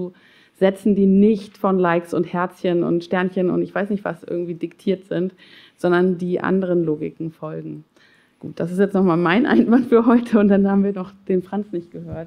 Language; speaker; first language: German; native; German